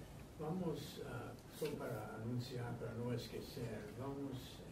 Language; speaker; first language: Portuguese; non-native, fluent; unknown